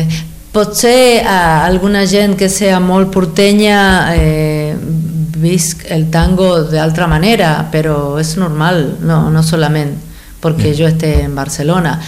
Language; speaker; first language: Catalan; non-native, fluent; Spanish